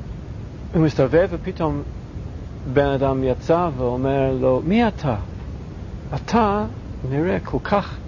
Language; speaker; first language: Hebrew; non-native, fluent; English